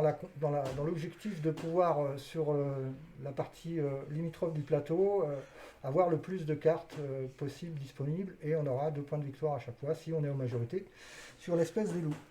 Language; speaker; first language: French; native; French